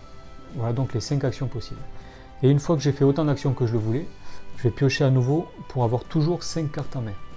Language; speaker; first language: French; native; French